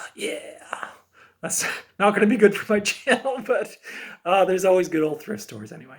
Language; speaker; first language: English; native; English